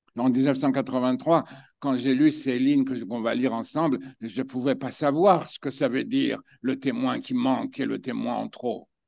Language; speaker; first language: French; native; French